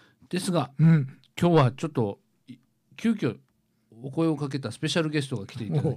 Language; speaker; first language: Japanese; native; Japanese